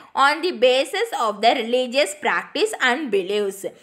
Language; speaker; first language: English; non-native, local second language; Tamil